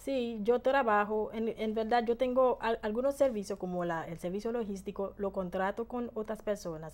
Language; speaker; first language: Spanish; non-native, fluent; Haitian Creole